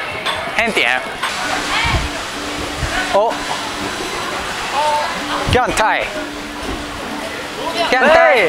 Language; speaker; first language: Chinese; non-native, learner; Japanese